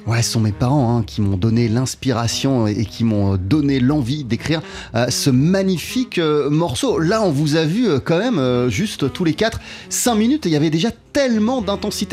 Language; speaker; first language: French; native; French